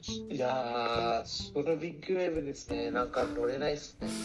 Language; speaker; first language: Japanese; non-native, learner; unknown